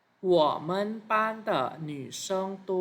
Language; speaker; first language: Chinese; non-native, fluent; Thai